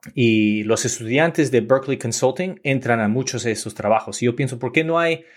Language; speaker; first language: Spanish; early bilingual, heritage; Spanish